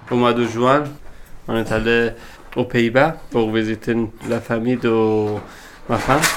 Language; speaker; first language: French; non-native, fluent; Persian